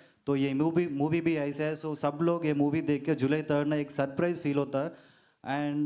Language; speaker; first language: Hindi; non-native, local second language; Telugu